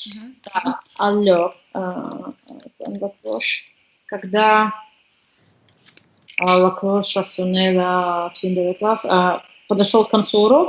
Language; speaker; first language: French; non-native, learner; Russian